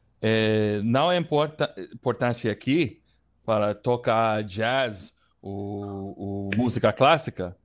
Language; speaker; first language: Portuguese; non-native, learner; English